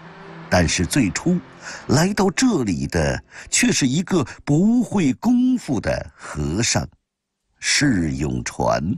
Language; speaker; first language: Chinese; native; Chinese